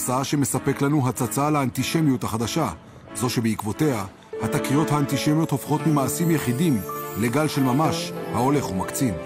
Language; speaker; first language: Hebrew; native; Hebrew